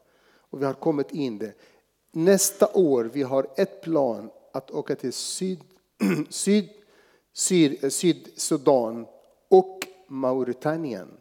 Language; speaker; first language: Swedish; non-native, fluent; Arabic